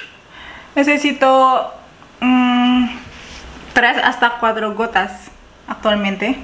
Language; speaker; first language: Spanish; non-native, learner; Indonesian